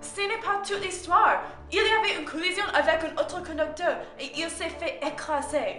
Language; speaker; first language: French; non-native, learner; English